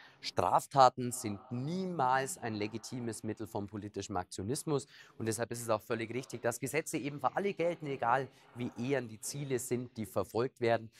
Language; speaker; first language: German; native; German